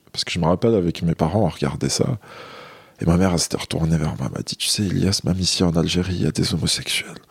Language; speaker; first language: French; non-native, local second language; Arabic